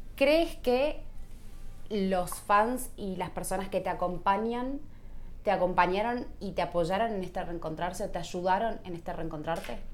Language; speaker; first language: Spanish; native; Spanish